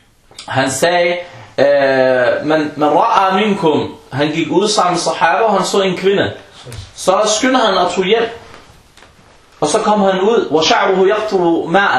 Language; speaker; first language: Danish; non-native, fluent; Arabic